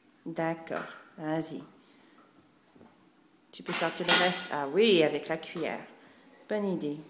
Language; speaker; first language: French; non-native, fluent; English